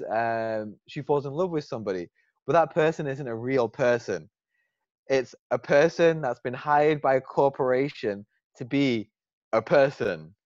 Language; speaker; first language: English; native; English